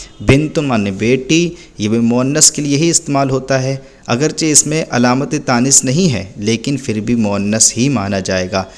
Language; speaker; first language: Urdu; native; Urdu